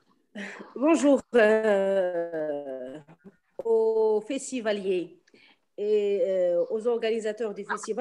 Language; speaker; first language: French; non-native, local second language; Arabic